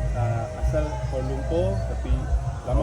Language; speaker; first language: Malay; native; Malay